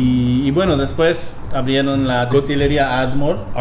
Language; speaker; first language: Spanish; non-native, fluent; English